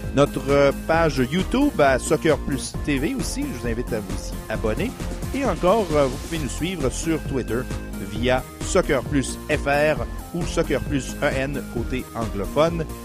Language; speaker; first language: French; native; French